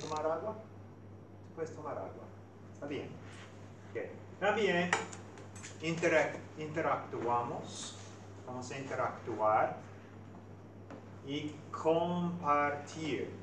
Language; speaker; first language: Spanish; non-native, fluent; English